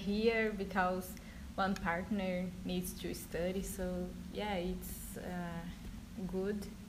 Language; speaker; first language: English; non-native, learner; Portuguese